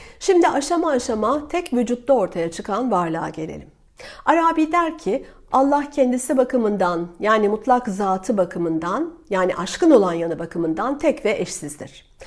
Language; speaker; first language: Turkish; native; Turkish